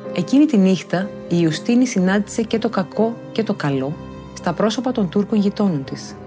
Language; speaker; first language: Greek; native; Greek